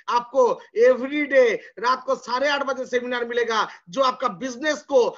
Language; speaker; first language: Hindi; non-native, local second language; Bangla